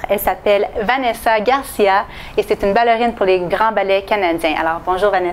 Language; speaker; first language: French; native; French